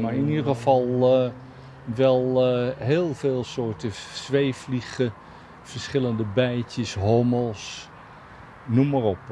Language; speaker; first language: Dutch; native; Dutch